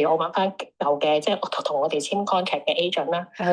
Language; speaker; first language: Cantonese; native; Cantonese